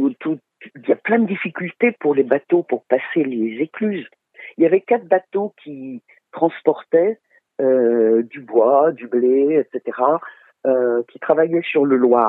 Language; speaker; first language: French; native; French